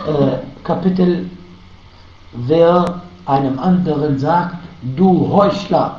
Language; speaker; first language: German; non-native, fluent; Arabic